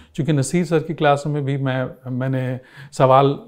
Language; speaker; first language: Hindi; native; Hindi